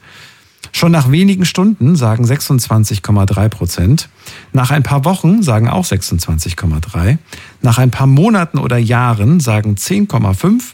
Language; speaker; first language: German; native; German